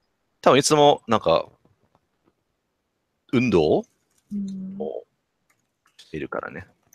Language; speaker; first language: Japanese; non-native, learner; English